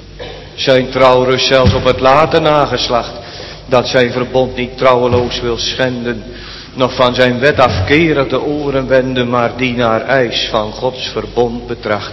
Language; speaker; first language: Dutch; native; Dutch